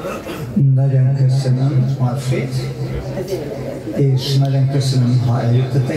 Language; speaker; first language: Hungarian; non-native, fluent; German